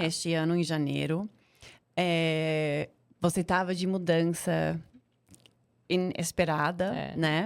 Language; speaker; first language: Portuguese; non-native, fluent; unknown